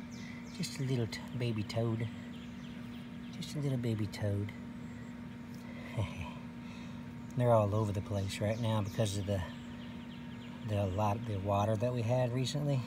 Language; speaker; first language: English; native; English